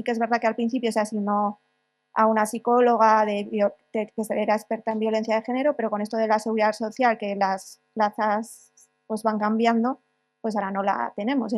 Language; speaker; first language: Spanish; native; Spanish